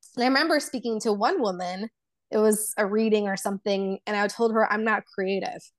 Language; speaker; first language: English; early bilingual, other home language; Polish